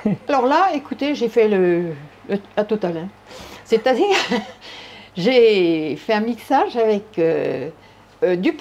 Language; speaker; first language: French; native; French